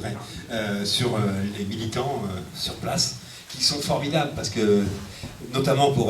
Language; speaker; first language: French; native; French